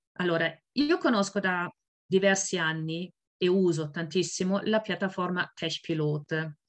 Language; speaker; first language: Italian; non-native, fluent; German